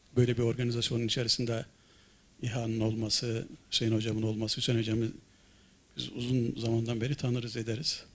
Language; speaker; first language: Turkish; native; Turkish